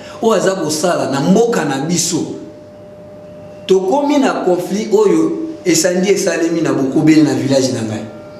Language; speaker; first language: Lingala; native; Lingala